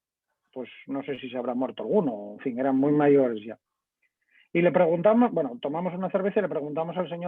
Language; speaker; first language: Spanish; native; Spanish